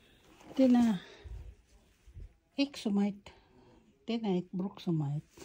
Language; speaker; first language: Danish; non-native, learner; Filipino